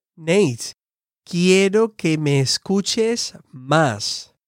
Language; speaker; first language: Spanish; native; Spanish